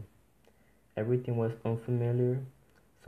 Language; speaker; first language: English; non-native, fluent; Spanish